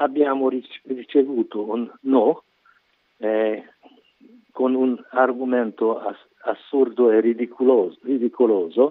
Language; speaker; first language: Italian; non-native, learner; Hungarian